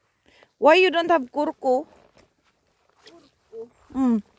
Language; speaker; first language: English; non-native, learner; Cebuano